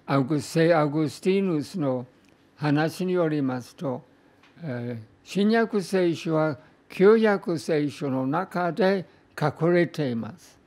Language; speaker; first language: Japanese; non-native, fluent; English